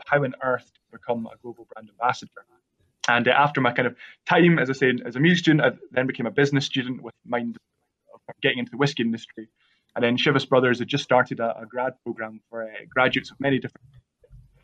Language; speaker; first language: English; native; English